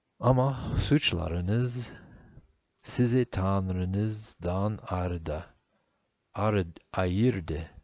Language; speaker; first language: Turkish; non-native, fluent; English